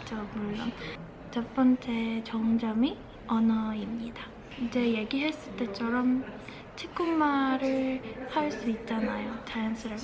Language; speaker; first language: Korean; early bilingual, heritage; Czech